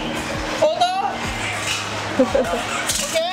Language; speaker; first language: Japanese; non-native, fluent; Thai